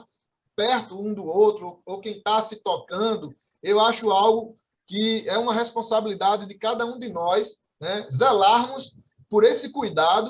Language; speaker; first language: Portuguese; native; Portuguese